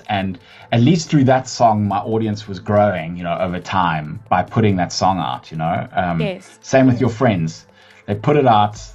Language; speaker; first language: English; native; English